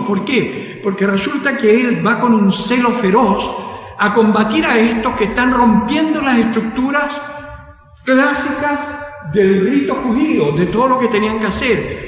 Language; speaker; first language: Spanish; native; Spanish